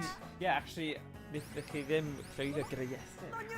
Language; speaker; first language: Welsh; native; Welsh